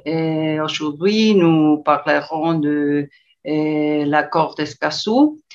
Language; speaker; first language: French; non-native, learner; Spanish